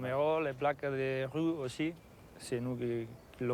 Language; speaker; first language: French; non-native, fluent; Spanish